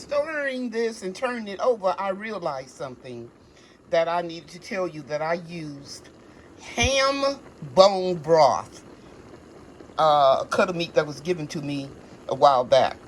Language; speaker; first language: English; native; English